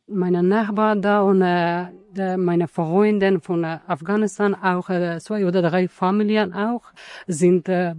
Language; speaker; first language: German; non-native, learner; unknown